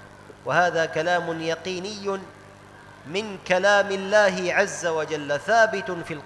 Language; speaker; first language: Arabic; native; Arabic